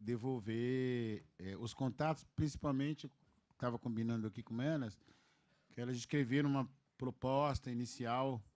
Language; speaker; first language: Portuguese; native; Portuguese